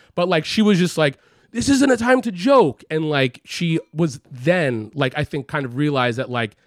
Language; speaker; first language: English; native; English